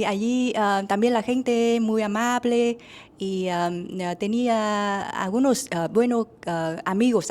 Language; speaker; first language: Spanish; non-native, learner; Vietnamese